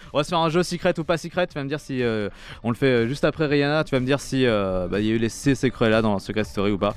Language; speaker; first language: French; native; French